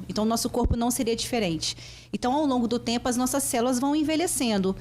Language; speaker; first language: Portuguese; native; Portuguese